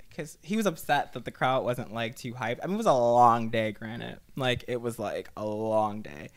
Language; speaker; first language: English; native; English